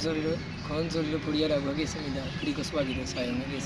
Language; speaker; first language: Korean; non-native, learner; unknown